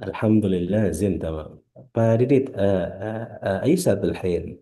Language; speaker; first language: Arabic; non-native, fluent; Indonesian